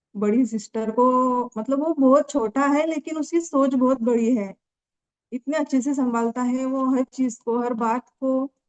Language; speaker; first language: Hindi; non-native, local second language; Marathi